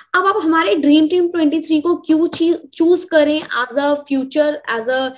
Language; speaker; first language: Hindi; native; Hindi